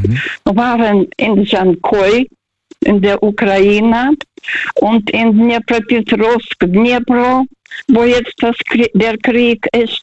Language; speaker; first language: German; non-native, learner; Russian